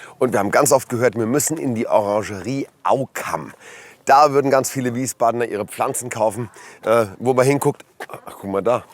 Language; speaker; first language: German; native; German